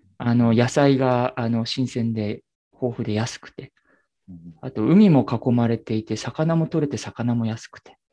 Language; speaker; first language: Japanese; native; Japanese